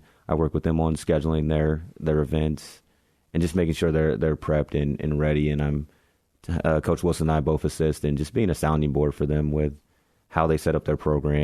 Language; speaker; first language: English; native; English